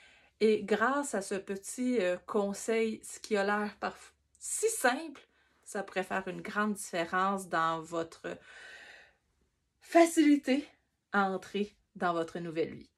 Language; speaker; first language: French; native; French